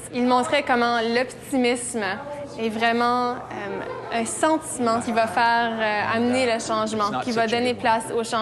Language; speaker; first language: French; native; French